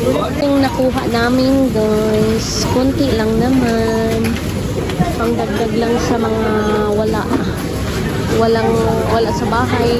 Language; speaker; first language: Filipino; native; Filipino